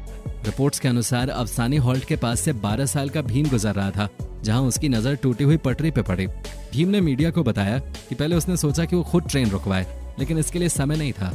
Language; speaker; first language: Hindi; native; Hindi